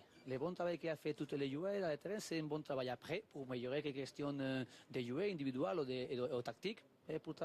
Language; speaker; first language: French; non-native, learner; Spanish